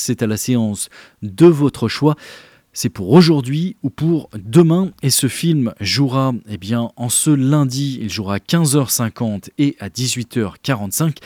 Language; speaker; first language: French; native; French